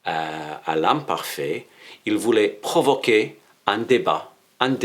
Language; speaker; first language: French; non-native, fluent; English